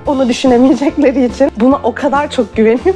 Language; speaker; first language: Turkish; native; Turkish